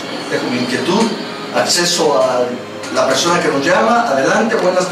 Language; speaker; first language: Spanish; native; Spanish